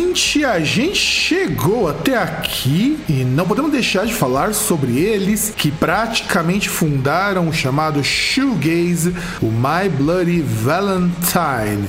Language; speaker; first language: Portuguese; native; Portuguese